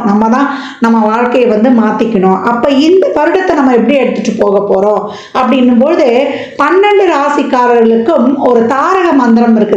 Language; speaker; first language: Tamil; native; Tamil